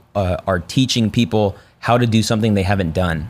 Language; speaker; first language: English; early bilingual, other home language; Filipino